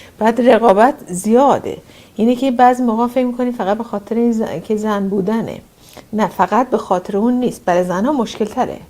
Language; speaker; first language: Persian; native; Persian